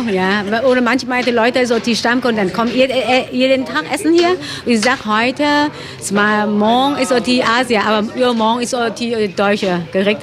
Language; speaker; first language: German; non-native, learner; Vietnamese